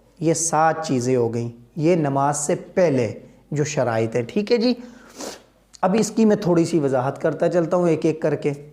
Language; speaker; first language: Urdu; non-native, local second language; Punjabi